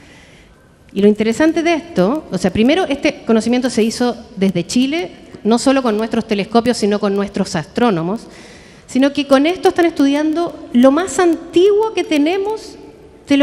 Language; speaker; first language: Spanish; native; Spanish